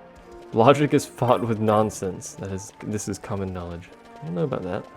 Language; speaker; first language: English; native; English